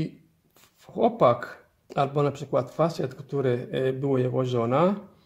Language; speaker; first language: Polish; non-native, fluent; Somali